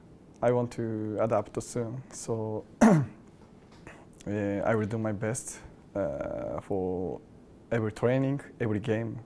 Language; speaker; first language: English; non-native, learner; Japanese